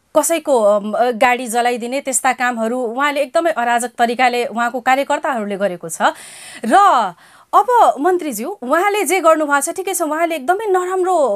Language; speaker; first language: Nepali; non-native, local second language; Maithili